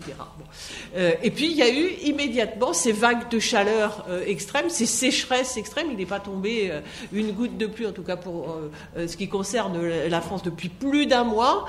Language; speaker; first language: French; native; French